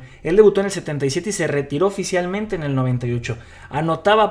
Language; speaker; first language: Spanish; native; Spanish